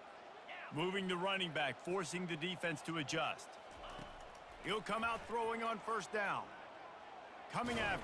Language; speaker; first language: English; native; English